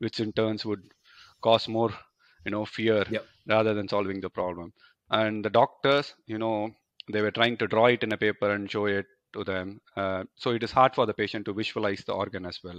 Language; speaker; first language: English; non-native, local second language; Tamil